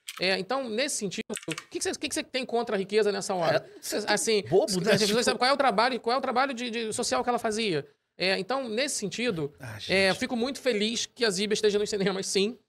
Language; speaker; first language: Portuguese; native; Portuguese